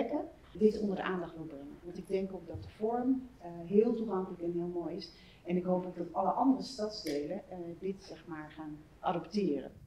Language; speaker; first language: Dutch; native; Dutch